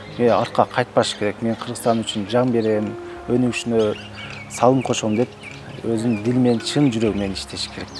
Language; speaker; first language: Kyrgyz; non-native, local second language; Uzbek